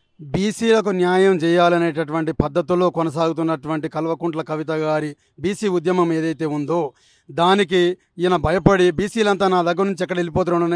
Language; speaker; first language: Telugu; native; Telugu